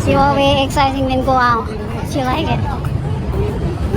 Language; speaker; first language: English; non-native, learner; Thai